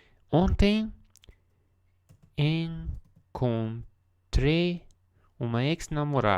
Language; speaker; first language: Portuguese; non-native, learner; English